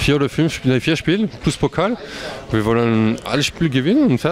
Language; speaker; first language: German; non-native, fluent; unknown